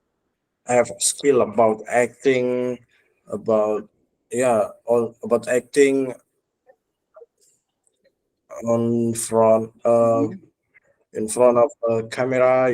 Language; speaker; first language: English; non-native, learner; Indonesian